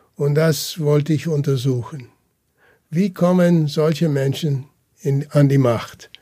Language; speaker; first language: German; early bilingual, heritage; German